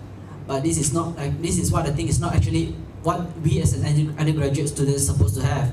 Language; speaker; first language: English; non-native, local second language; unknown